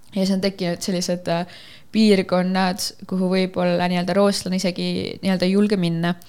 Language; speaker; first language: Estonian; native; Estonian